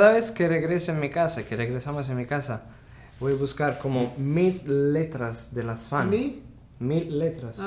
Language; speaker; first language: Spanish; non-native, fluent; Italian